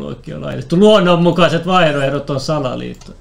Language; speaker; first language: Finnish; native; Finnish